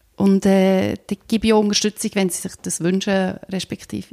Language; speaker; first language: German; native; German